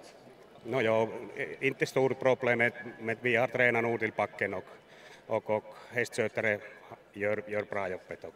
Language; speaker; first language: Swedish; non-native, learner; Finnish